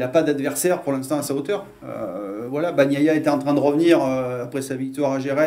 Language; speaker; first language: French; native; French